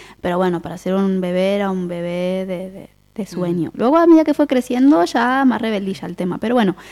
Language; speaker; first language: Spanish; native; Spanish